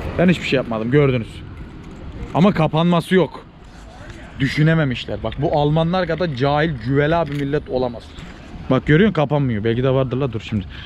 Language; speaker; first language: Turkish; native; Turkish